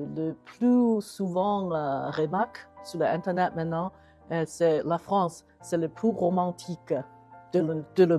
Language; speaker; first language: French; non-native, learner; Chinese